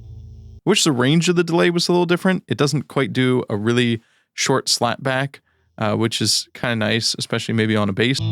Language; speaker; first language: English; native; English